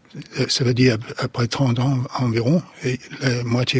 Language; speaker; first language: French; non-native, fluent; Danish